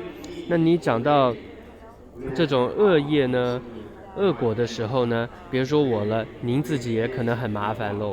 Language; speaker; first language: Chinese; native; Chinese